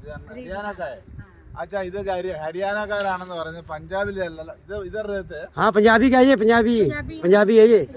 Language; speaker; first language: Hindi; non-native, local second language; Malayalam